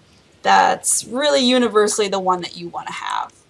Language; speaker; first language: English; native; English